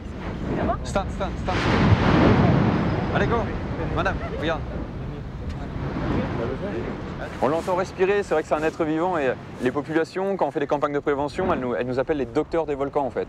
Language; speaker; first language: French; native; French